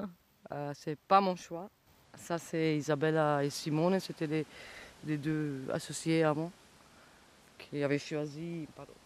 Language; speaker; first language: French; non-native, fluent; Italian